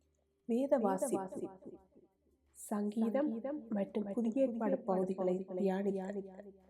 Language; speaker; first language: Tamil; native; Tamil